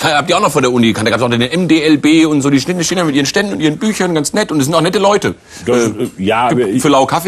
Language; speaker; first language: German; native; German